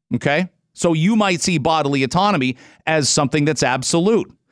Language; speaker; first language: English; native; English